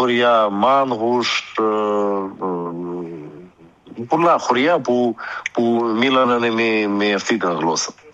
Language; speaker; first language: Greek; early bilingual, heritage; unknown